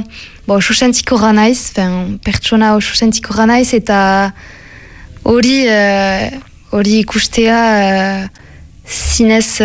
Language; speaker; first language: Basque; non-native, local second language; French